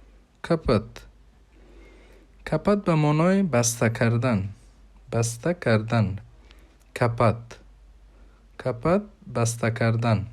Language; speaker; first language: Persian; non-native, fluent; Urdu